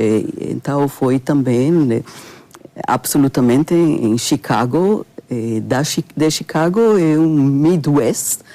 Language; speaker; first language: Portuguese; non-native, fluent; Hebrew